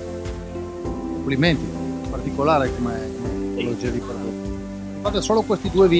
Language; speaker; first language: Italian; native; Italian